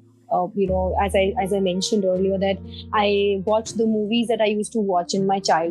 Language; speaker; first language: English; non-native, local second language; Hindi